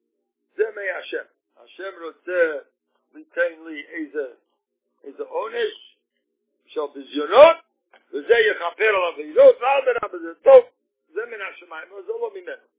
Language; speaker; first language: Hebrew; non-native, fluent; Yiddish